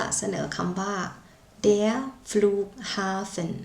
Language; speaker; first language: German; non-native, learner; Thai